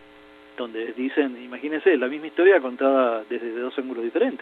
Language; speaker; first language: Spanish; native; Spanish